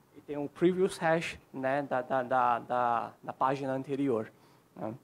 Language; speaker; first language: Portuguese; non-native, fluent; Chinese